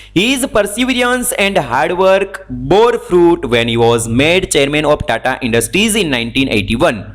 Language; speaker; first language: English; non-native, local second language; Gujarati